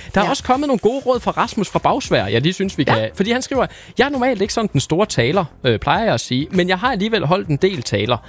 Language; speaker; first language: Danish; native; Danish